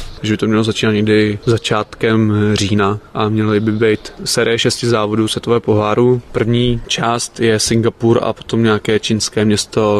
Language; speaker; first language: Czech; native; Czech